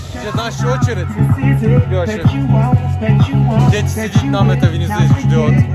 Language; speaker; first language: Russian; non-native, learner; Turkish